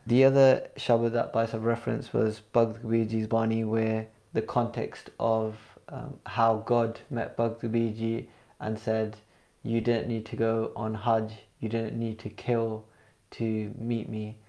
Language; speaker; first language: English; early bilingual, other home language; Punjabi